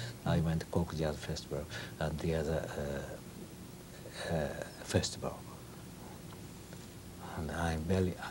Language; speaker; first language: English; non-native, learner; Japanese